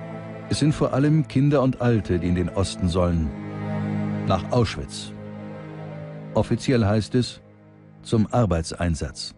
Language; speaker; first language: German; native; German